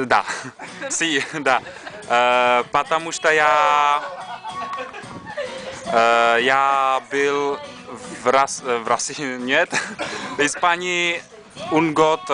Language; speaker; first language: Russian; non-native, learner; Czech